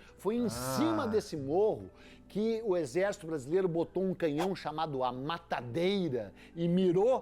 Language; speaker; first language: Portuguese; native; Portuguese